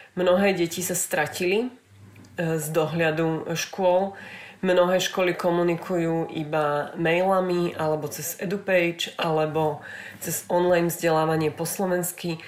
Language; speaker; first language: Slovak; native; Slovak